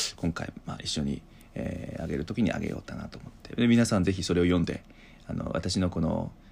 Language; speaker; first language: Japanese; non-native, fluent; Chinese